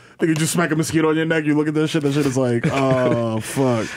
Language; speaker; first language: English; early bilingual, other home language; Spanish